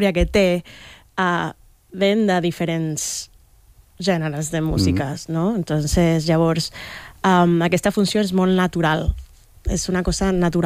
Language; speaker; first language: Catalan; non-native, fluent; Spanish